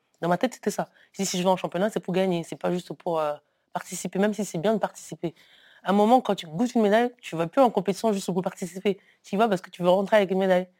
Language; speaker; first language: French; early bilingual, other home language; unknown